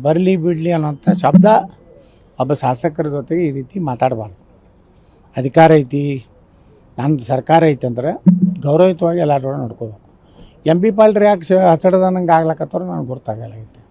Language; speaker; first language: Kannada; native; Kannada